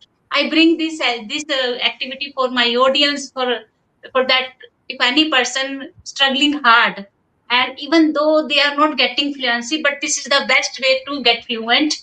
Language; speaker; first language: English; non-native, local second language; Hindi